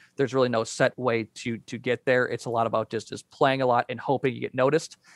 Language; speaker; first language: English; native; English